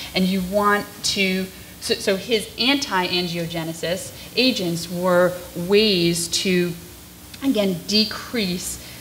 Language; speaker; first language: English; native; English